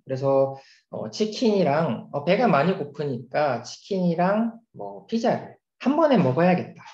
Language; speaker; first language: Korean; native; Korean